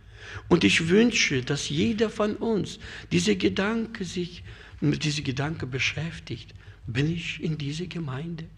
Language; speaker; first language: German; non-native, fluent; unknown